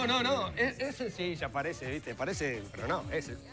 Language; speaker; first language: Spanish; native; Spanish